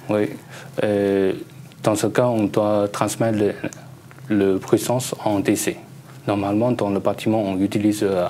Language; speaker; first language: French; non-native, learner; Chinese